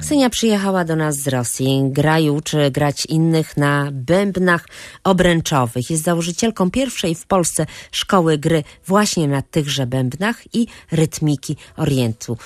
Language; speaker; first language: Polish; native; Polish